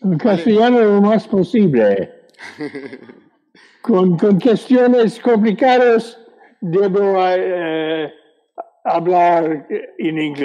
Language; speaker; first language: Spanish; non-native, learner; English